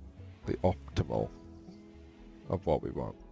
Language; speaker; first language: English; native; English